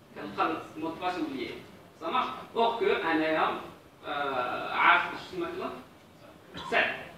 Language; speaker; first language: French; non-native, local second language; Arabic